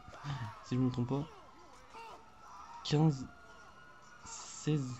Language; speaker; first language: French; native; French